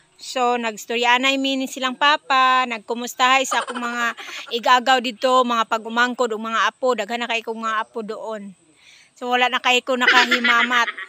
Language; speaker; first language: Cebuano; native; Cebuano